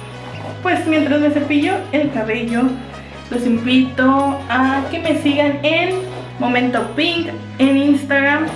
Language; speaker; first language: Spanish; native; Spanish